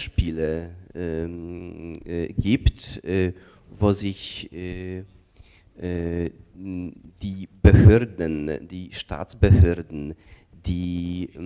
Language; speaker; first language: German; non-native, fluent; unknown